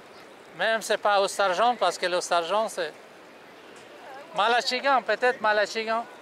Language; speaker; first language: French; non-native, fluent; Russian